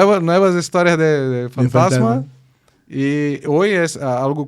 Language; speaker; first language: Spanish; non-native, fluent; Portuguese